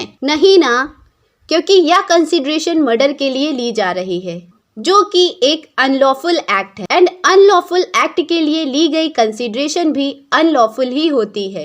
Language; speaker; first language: Hindi; native; Hindi